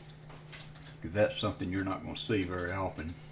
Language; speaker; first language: English; native; English